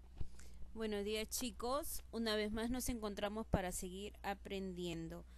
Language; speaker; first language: Spanish; native; Spanish